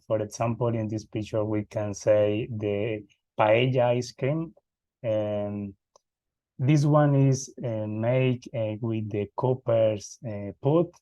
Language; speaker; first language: English; non-native, learner; Spanish